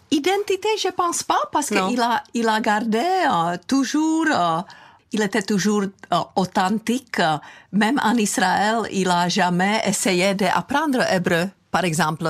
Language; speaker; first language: French; non-native, fluent; Czech